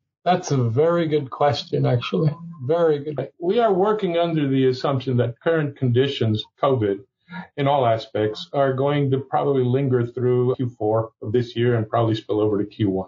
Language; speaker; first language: English; early bilingual, other home language; Spanish